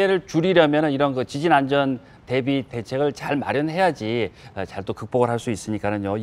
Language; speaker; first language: Korean; native; Korean